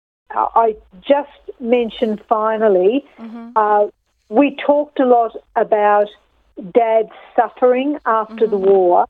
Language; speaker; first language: English; native; English